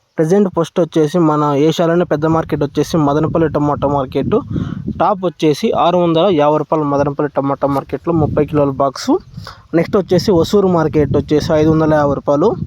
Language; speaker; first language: Telugu; native; Telugu